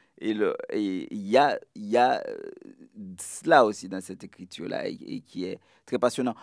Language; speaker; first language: French; non-native, local second language; Haitian Creole